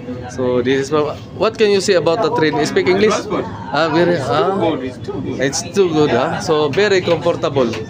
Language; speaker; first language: English; non-native, learner; Filipino